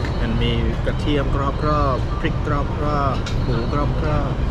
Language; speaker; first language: Thai; non-native, fluent; English